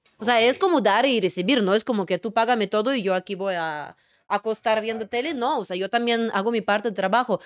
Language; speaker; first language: Spanish; non-native, fluent; Russian